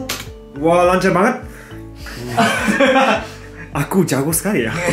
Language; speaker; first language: Indonesian; non-native, learner; Japanese